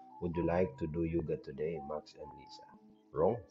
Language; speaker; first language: English; non-native, learner; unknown